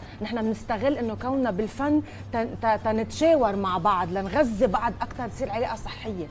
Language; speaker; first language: Arabic; native; Arabic